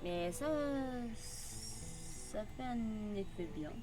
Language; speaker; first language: French; native; French